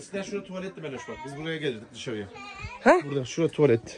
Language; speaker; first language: Turkish; native; Turkish